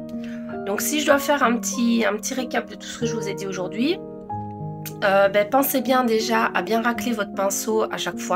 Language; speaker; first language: French; native; French